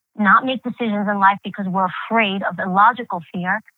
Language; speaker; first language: English; early bilingual, other home language; Greek